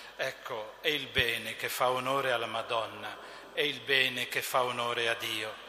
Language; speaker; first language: Italian; native; Italian